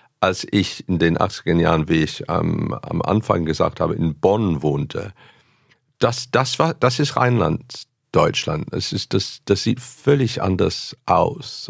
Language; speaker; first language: German; non-native, fluent; English